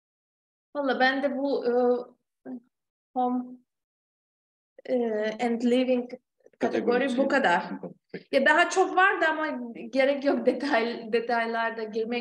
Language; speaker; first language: Turkish; non-native, fluent; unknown